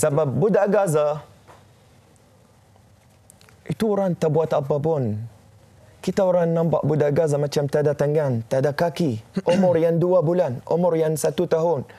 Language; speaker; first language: Indonesian; non-native, fluent; Arabic